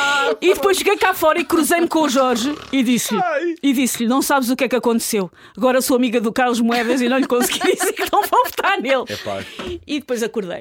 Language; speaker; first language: Portuguese; native; Portuguese